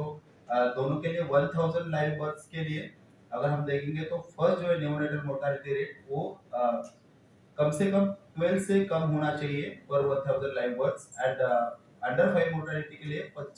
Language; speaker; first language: Hindi; non-native, local second language; Marathi